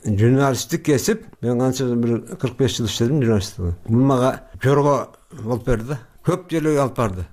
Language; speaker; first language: Kyrgyz; native; Kyrgyz